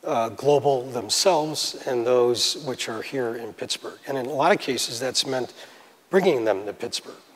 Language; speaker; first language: English; native; English